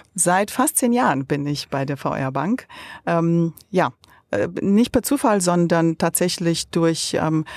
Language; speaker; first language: German; non-native, fluent; Romanian